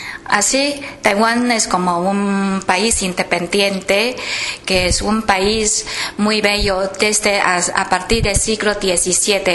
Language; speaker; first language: Spanish; non-native, fluent; Chinese